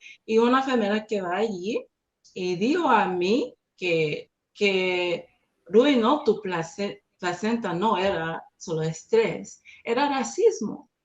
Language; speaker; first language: Spanish; non-native, learner; English